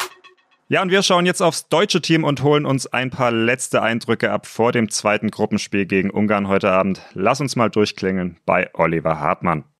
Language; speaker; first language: German; native; German